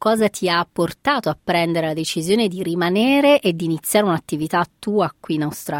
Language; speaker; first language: Italian; native; Italian